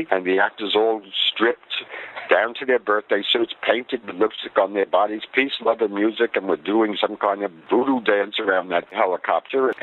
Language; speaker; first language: English; native; English